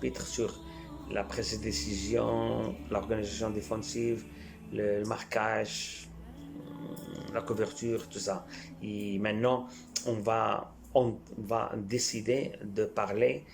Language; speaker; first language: French; non-native, fluent; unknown